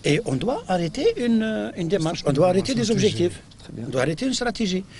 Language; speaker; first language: French; non-native, local second language; Arabic